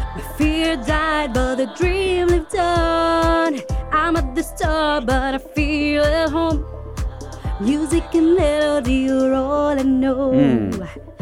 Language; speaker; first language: English; early bilingual, other home language; Romanian